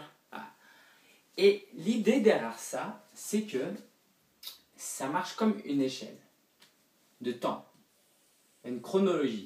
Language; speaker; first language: French; native; French